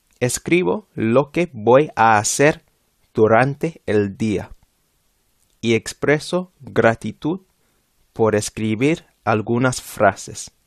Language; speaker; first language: Spanish; non-native, fluent; English